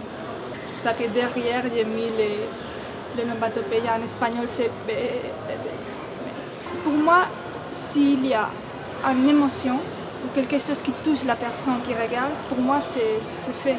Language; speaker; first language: French; non-native, fluent; Spanish